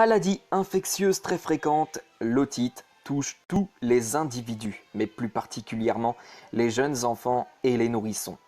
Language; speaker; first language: French; native; French